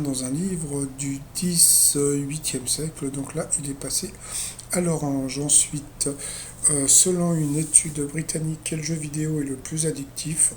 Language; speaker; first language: French; native; French